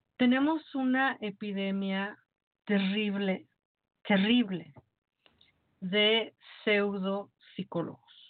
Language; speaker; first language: Spanish; native; Spanish